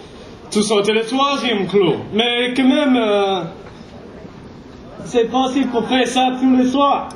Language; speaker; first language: French; non-native, fluent; English